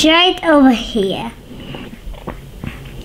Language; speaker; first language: Persian; early bilingual, heritage; Persian